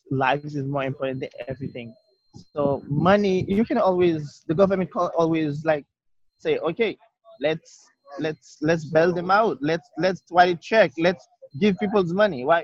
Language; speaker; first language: English; non-native, fluent; Haitian Creole